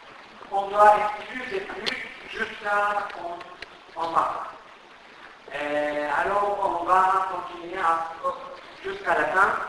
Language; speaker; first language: French; non-native, fluent; Turkish